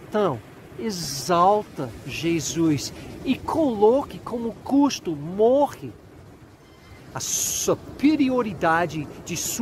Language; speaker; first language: Portuguese; non-native, fluent; English